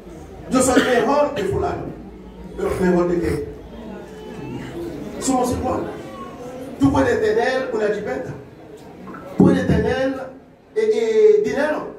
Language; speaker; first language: Spanish; non-native, learner; Haitian Creole